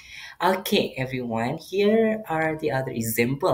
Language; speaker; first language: English; non-native, fluent; Indonesian